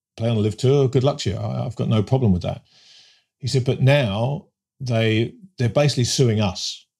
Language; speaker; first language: English; native; English